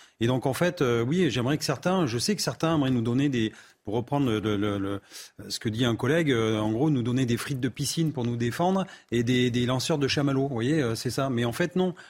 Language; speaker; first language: French; native; French